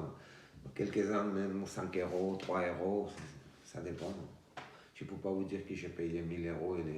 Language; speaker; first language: French; non-native, fluent; Georgian